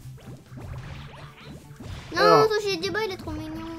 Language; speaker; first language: French; non-native, learner; Japanese